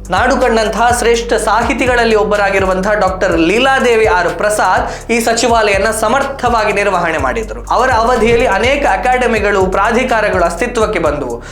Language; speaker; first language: Kannada; native; Kannada